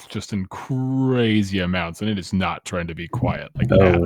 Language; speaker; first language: English; native; English